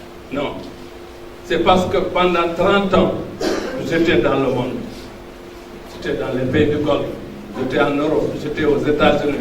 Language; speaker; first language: French; non-native, local second language; Fula